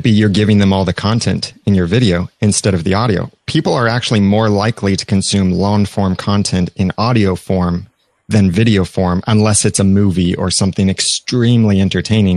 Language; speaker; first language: English; native; English